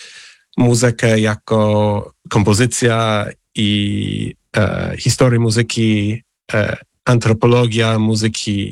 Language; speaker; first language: Polish; non-native, fluent; English